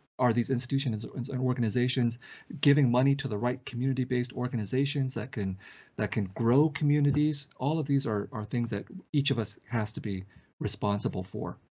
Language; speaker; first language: English; early bilingual, other home language; Vietnamese